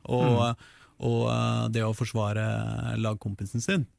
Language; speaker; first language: Norwegian; native; Norwegian